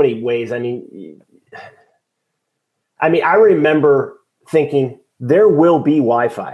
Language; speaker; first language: English; native; English